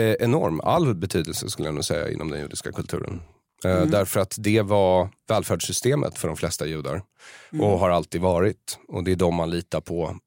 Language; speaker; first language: Swedish; native; Swedish